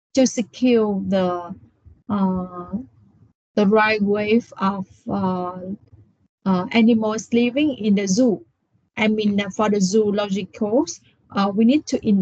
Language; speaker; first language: English; non-native, learner; Vietnamese